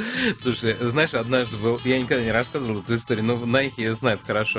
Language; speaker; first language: Russian; native; Russian